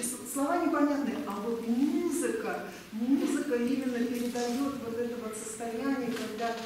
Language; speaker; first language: Russian; native; Russian